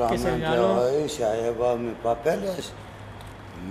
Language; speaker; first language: Spanish; non-native, learner; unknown